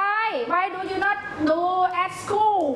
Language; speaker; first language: English; non-native, learner; Thai